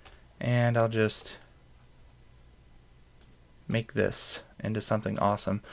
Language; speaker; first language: English; native; English